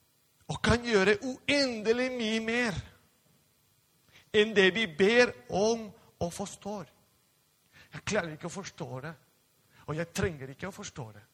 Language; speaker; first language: Norwegian; non-native, fluent; Spanish